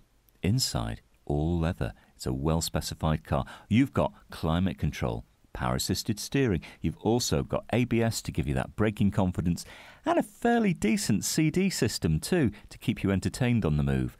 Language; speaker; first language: English; native; English